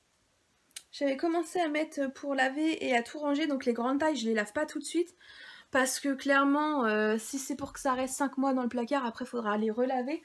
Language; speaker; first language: French; native; French